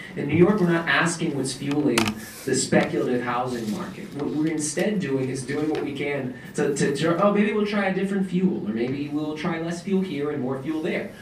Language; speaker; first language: English; native; English